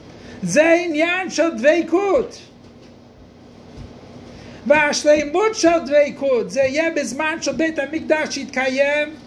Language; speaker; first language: Hebrew; non-native, fluent; English